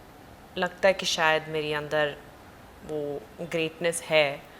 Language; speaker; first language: Hindi; non-native, fluent; Swedish